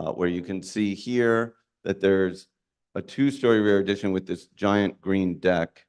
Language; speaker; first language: English; native; English